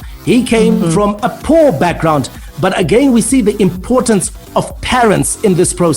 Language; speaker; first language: English; native; English